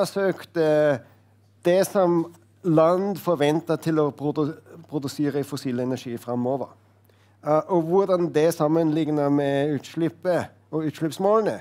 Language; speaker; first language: Norwegian; non-native, fluent; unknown